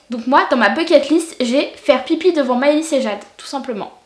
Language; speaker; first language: French; native; French